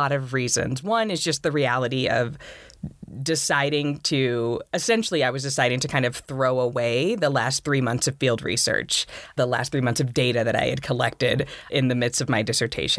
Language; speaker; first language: English; native; English